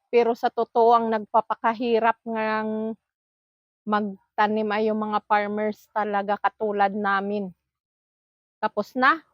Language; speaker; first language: Filipino; non-native, local second language; Cebuano